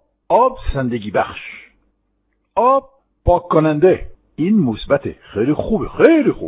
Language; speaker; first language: Persian; non-native, fluent; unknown